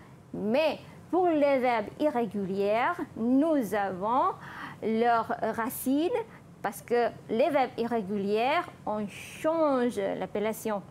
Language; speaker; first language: French; non-native, fluent; Malay